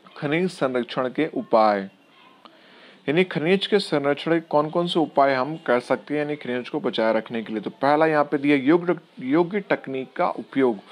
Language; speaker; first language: Hindi; non-native, local second language; Gujarati